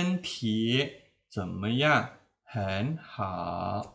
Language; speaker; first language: Chinese; non-native, fluent; Indonesian